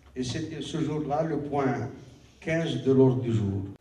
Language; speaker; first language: French; non-native, local second language; Arabic